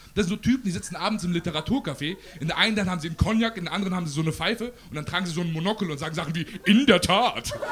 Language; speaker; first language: German; early bilingual, other home language; Persian